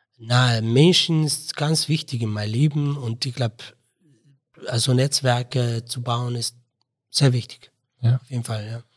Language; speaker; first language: German; non-native, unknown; Arabic